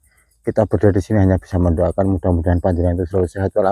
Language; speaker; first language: Indonesian; native; Indonesian